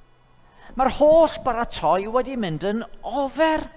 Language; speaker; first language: Welsh; native; Welsh